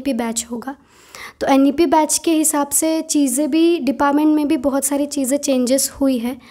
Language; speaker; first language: Hindi; non-native, local second language; Marathi